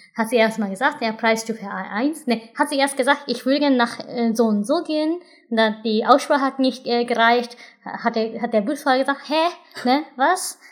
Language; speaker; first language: German; non-native, learner; Japanese